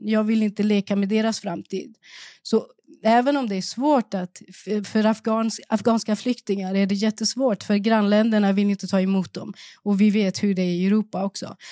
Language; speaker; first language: Swedish; early bilingual, other home language; Persian